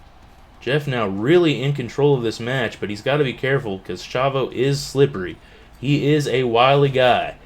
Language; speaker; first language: English; native; English